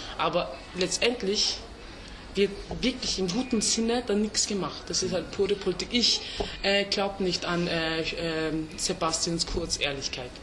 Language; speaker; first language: German; early bilingual, other home language; Turkish